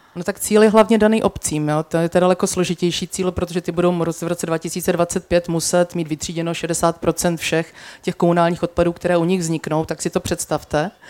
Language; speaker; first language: Czech; native; Czech